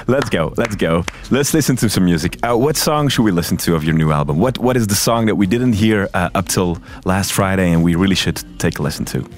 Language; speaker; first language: English; non-native, fluent; Dutch